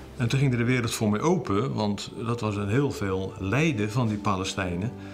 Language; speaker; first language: Dutch; native; Dutch